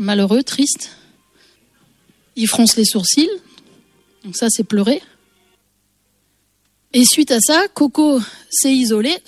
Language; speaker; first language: French; native; French